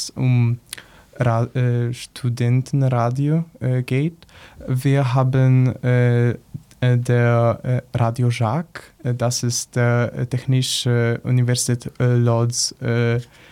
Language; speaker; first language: German; non-native, learner; Polish